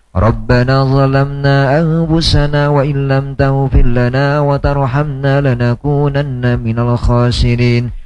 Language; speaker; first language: Arabic; non-native, fluent; Indonesian